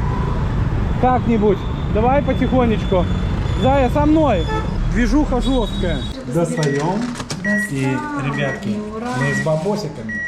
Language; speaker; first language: Russian; native; Russian